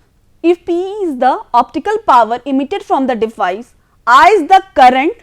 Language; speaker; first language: English; non-native, local second language; Hindi